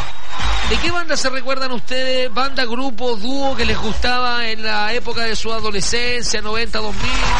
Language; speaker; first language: Spanish; native; Spanish